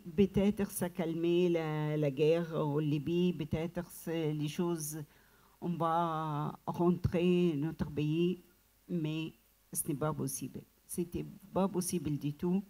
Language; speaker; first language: French; non-native, learner; Arabic